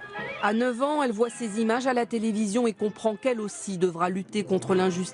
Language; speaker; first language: French; native; French